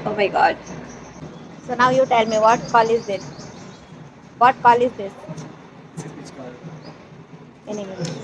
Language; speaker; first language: English; non-native, learner; Hindi